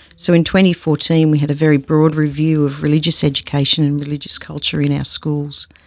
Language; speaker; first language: English; native; English